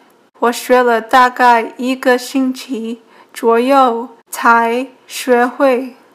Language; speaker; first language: Chinese; early bilingual, heritage; Chinese